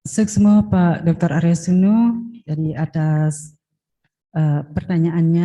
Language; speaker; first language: Indonesian; native; Indonesian